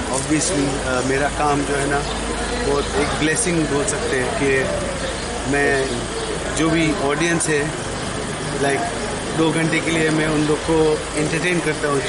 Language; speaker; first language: Hindi; early bilingual, heritage; English